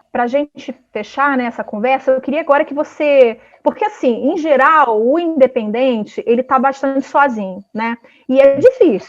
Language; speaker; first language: Portuguese; native; Portuguese